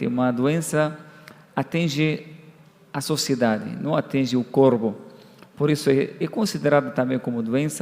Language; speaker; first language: Portuguese; non-native, fluent; Arabic